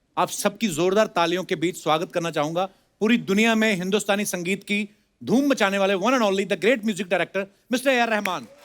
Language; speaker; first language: Hindi; non-native, local second language; Punjabi